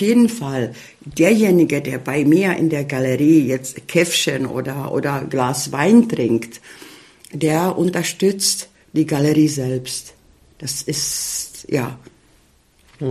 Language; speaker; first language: German; early bilingual, heritage; German